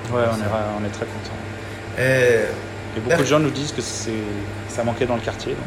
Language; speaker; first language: French; native; French